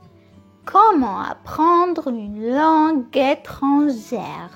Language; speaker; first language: French; non-native, local second language; Arabic